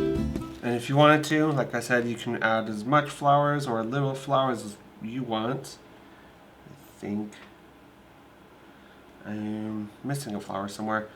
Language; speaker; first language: English; native; English